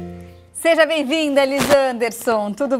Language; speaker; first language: Portuguese; native; Portuguese